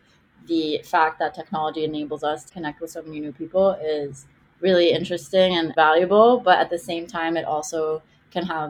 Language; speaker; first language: English; non-native, fluent; Hebrew